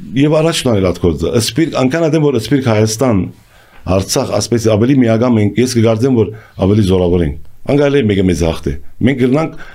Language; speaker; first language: Armenian; early bilingual, heritage; Armenian